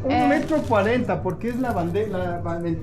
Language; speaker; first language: Spanish; native; Spanish